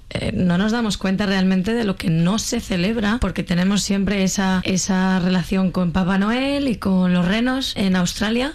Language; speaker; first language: Spanish; native; Spanish